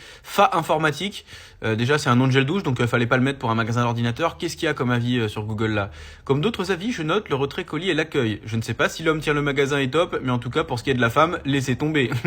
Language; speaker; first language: French; native; French